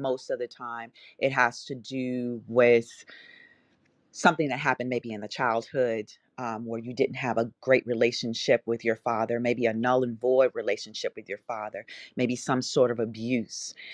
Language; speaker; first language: English; native; English